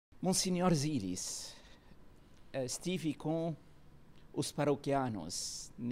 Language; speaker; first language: Portuguese; non-native, fluent; Arabic